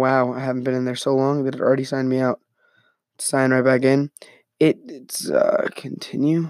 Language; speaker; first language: English; native; English